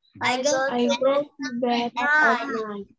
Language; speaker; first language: English; non-native, local second language; Indonesian